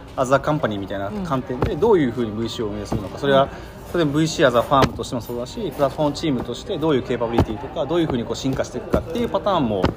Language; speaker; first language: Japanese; native; Japanese